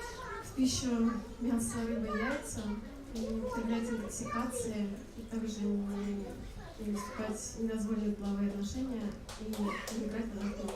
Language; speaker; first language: Russian; native; Russian